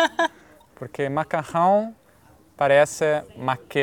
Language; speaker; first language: Portuguese; non-native, fluent; Italian